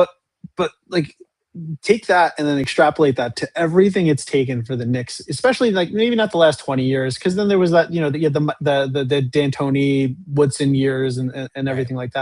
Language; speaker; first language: English; native; English